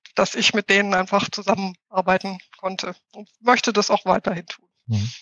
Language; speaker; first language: German; native; German